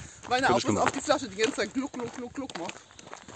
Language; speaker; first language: German; native; German